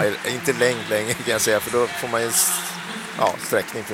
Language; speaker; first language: Swedish; native; Swedish